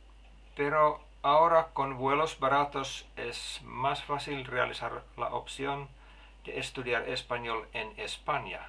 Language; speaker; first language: Spanish; non-native, learner; Finnish